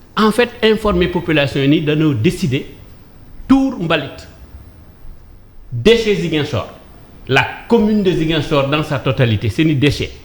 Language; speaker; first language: Wolof; non-native, local second language; Jola-Fonyi